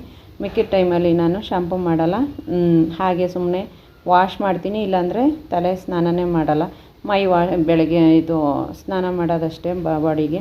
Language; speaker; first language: Kannada; native; Kannada